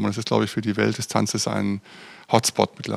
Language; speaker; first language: German; native; German